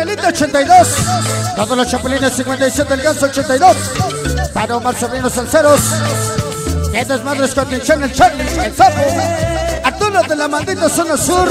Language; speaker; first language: Spanish; native; Spanish